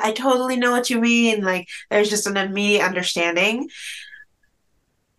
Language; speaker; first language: English; native; English